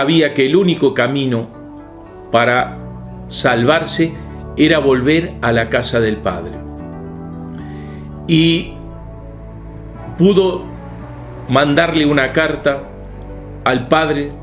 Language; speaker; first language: Spanish; native; Spanish